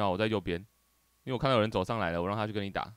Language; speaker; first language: Chinese; native; Chinese